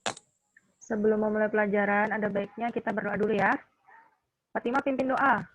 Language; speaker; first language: Indonesian; native; Indonesian